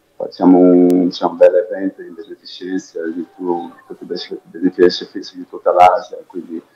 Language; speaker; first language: Italian; non-native, fluent; Portuguese